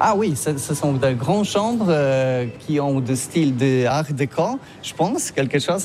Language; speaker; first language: French; non-native, learner; Polish